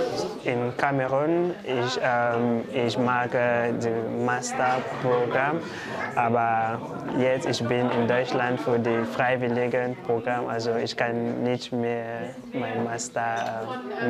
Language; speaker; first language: German; non-native, learner; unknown